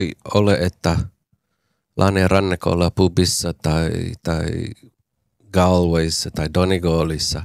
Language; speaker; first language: Finnish; non-native, learner; English